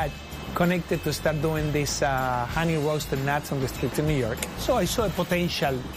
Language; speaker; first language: English; non-native, fluent; Spanish